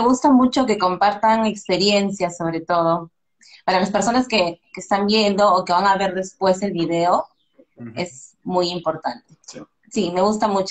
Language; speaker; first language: Spanish; native; Spanish